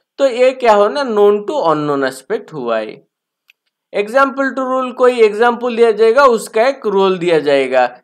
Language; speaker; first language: Hindi; non-native, local second language; Bangla